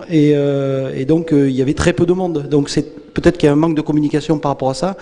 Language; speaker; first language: French; native; French